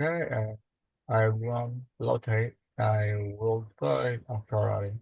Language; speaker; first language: English; non-native, learner; Spanish